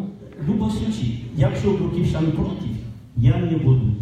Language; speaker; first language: Ukrainian; non-native, learner; French